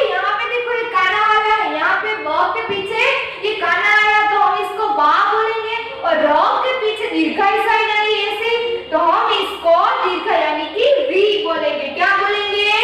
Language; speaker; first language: Hindi; non-native, local second language; Gujarati